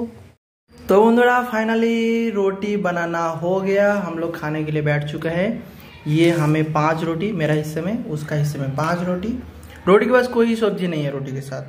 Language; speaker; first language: Hindi; non-native, local second language; Bangla